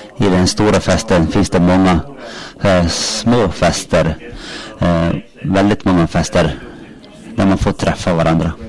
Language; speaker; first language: Swedish; non-native, local second language; Finnish